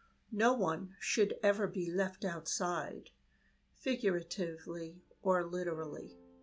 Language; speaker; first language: English; native; English